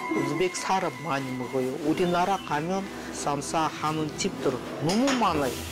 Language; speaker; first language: Korean; non-native, learner; Russian